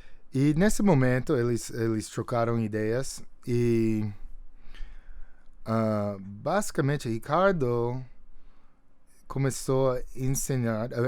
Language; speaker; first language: Portuguese; non-native, fluent; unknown